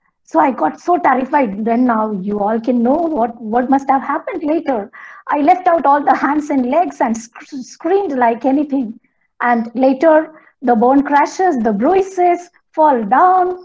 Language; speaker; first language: English; non-native, local second language; Malayalam